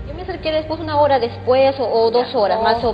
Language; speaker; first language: Spanish; native; Spanish